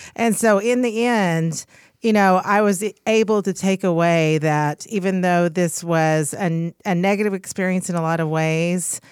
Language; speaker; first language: English; native; English